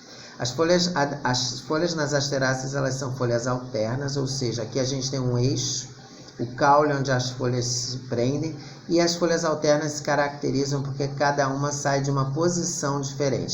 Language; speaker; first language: Portuguese; native; Portuguese